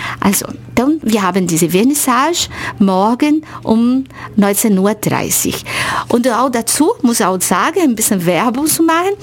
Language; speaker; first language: German; non-native, fluent; Portuguese